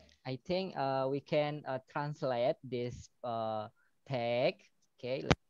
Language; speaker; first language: English; non-native, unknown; Indonesian